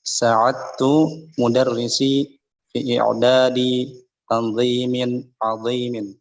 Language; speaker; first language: Arabic; non-native, learner; Indonesian